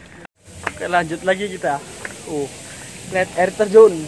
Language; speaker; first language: Indonesian; native; Indonesian